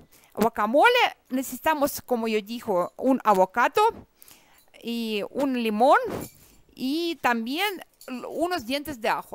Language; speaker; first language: Spanish; non-native, fluent; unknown